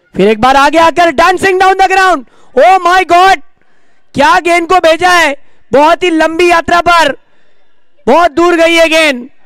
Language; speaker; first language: Hindi; non-native, local second language; Marathi